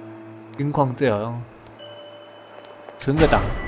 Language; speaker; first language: Chinese; native; Chinese